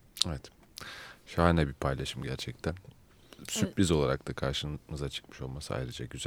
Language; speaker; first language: Turkish; native; Turkish